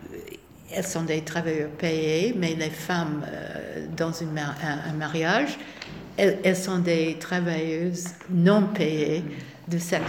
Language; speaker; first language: French; non-native, fluent; English